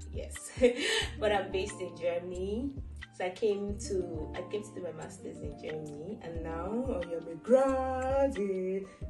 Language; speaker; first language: English; non-native, local second language; Yoruba